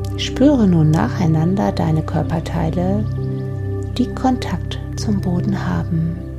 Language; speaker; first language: German; native; German